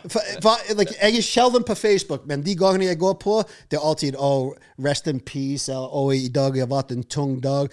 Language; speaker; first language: Norwegian; non-native, fluent; English